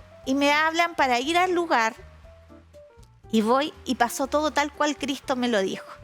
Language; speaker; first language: Spanish; native; Spanish